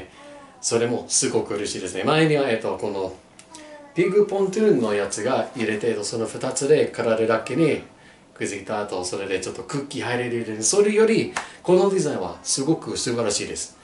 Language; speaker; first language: Japanese; non-native, learner; English